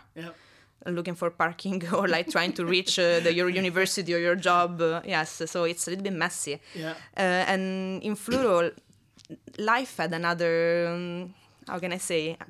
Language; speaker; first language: English; non-native, fluent; Italian